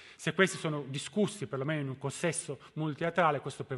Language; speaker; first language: Italian; native; Italian